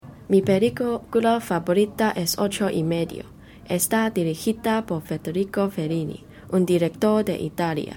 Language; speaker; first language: Spanish; non-native, learner; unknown